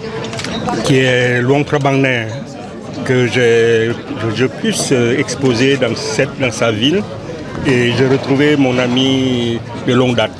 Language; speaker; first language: French; non-native, fluent; Lao